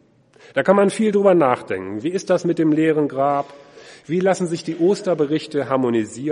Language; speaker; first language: German; native; German